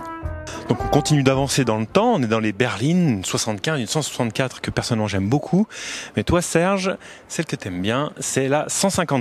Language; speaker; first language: French; native; French